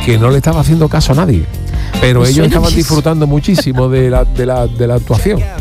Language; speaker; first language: Spanish; native; Spanish